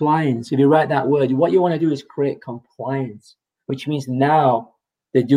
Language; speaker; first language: English; native; English